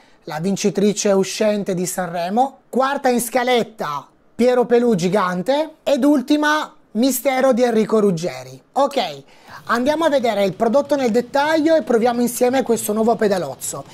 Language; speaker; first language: Italian; native; Italian